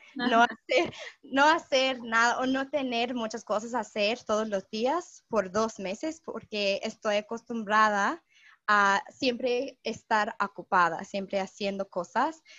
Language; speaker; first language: Spanish; non-native, fluent; English